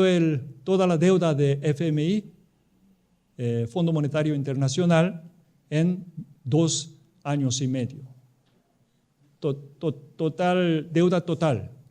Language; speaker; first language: Spanish; non-native, fluent; Korean